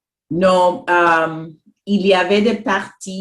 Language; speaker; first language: French; non-native, fluent; Spanish